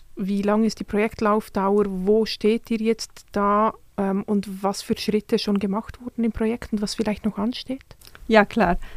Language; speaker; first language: German; non-native, fluent; Spanish